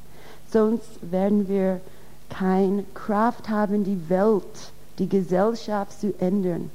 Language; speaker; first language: German; non-native, fluent; English